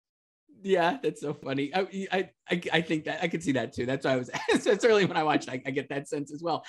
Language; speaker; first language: English; native; English